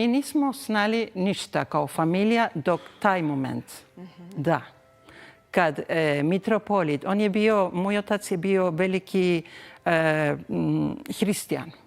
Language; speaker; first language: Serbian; early bilingual, heritage; Spanish